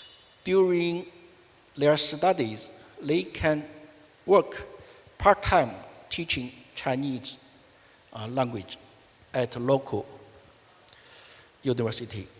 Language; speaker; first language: English; non-native, fluent; Chinese